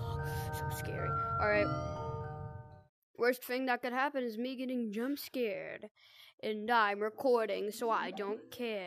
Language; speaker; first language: English; native; English